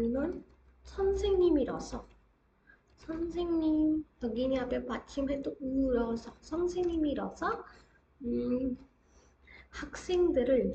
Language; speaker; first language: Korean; non-native, fluent; Hindi